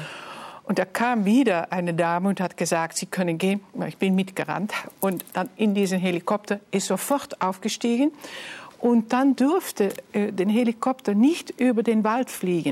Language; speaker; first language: German; non-native, fluent; Dutch